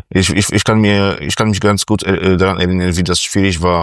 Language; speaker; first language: German; non-native, fluent; Polish